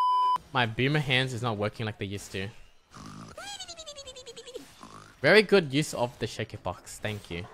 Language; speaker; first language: English; native; English